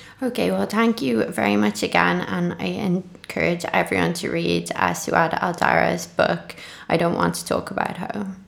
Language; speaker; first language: English; native; English